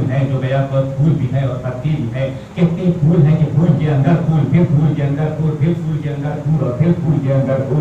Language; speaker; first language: Urdu; native; Urdu